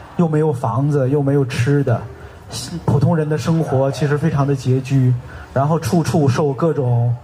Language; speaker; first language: Chinese; native; Chinese